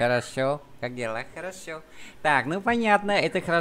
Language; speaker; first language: Russian; non-native, fluent; Vietnamese